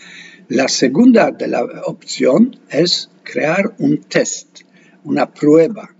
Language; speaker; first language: Spanish; non-native, fluent; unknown